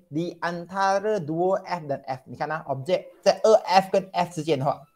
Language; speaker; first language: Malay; non-native, local second language; Chinese